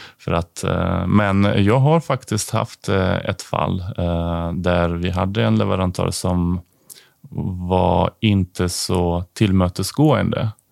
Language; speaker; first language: Swedish; non-native, fluent; Ukrainian